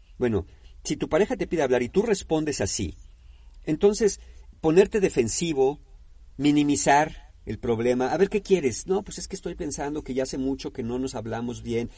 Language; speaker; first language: Spanish; native; Spanish